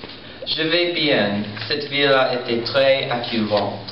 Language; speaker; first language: French; non-native, learner; English